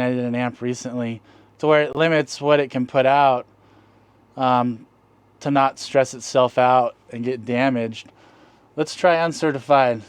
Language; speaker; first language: English; native; English